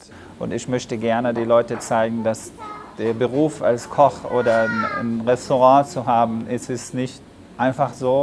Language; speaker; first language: German; non-native, fluent; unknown